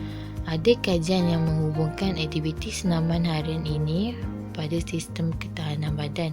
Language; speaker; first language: Malay; native; Malay